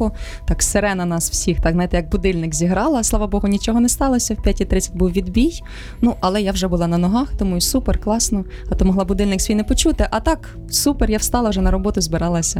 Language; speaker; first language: Ukrainian; native; Ukrainian